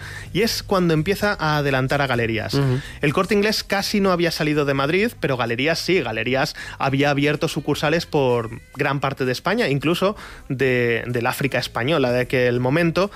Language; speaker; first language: Spanish; native; Spanish